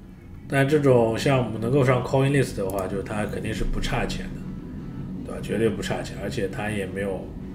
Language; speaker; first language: Chinese; native; Chinese